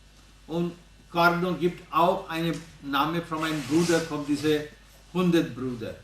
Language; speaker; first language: German; non-native, learner; Bangla